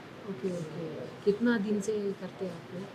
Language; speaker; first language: Hindi; non-native, local second language; Telugu